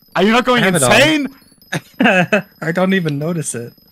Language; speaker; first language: English; native; English